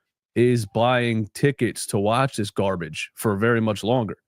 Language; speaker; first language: English; native; English